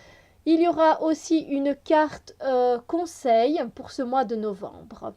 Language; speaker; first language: French; native; French